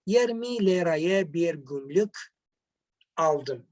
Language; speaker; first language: Turkish; non-native, fluent; Arabic